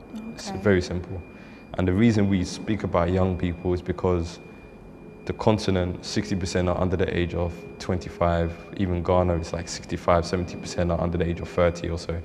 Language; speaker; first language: English; native; English